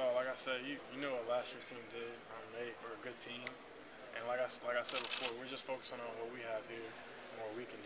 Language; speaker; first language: English; native; English